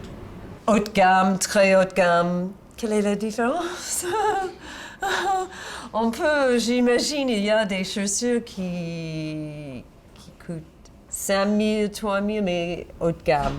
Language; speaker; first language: French; non-native, fluent; English